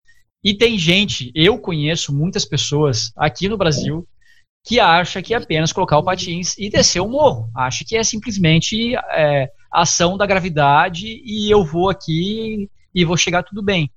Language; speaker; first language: Portuguese; native; Portuguese